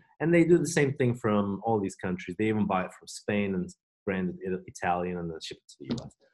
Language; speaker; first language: English; non-native, fluent; Turkish